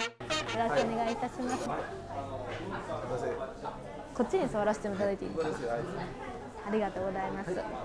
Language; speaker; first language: Japanese; native; Japanese